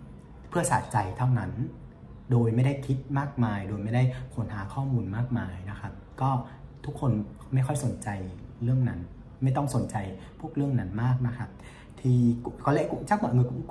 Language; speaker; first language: Thai; non-native, fluent; Vietnamese